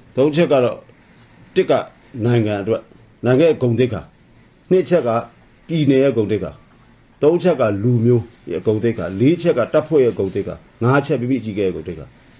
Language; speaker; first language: Burmese; non-native, local second language; S'gaw Karen